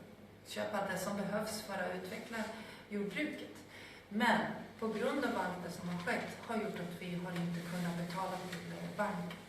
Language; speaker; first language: Swedish; non-native, fluent; Spanish